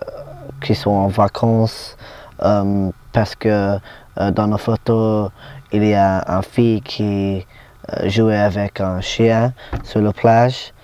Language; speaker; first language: French; non-native, learner; English